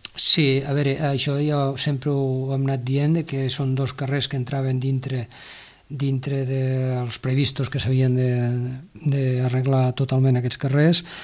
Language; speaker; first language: Catalan; native; Catalan